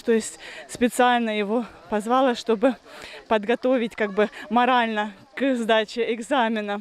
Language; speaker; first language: Russian; native; Russian